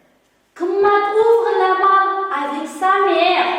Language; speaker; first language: French; non-native, fluent; Uzbek